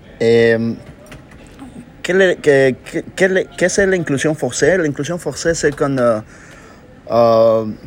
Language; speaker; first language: French; non-native, learner; Spanish